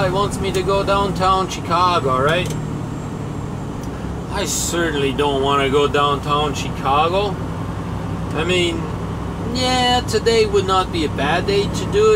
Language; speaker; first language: English; native; English